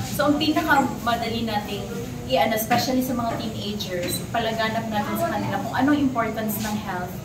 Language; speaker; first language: Filipino; non-native, local second language; Cebuano